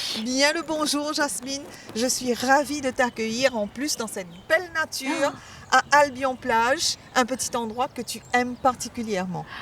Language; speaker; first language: French; non-native, local second language; Morisyen